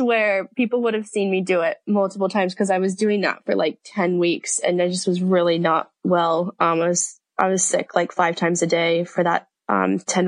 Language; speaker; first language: English; native; English